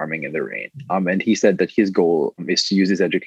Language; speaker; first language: English; non-native, local second language; Filipino